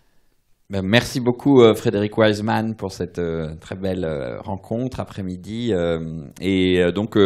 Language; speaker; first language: French; native; French